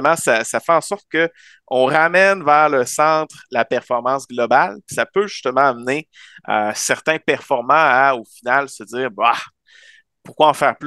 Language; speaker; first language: French; native; French